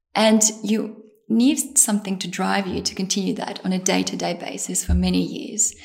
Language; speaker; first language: English; early bilingual, other home language; Bosnian